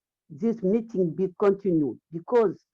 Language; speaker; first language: English; non-native, learner; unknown